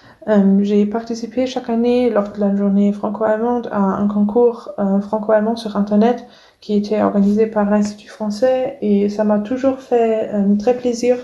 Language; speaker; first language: French; non-native, fluent; German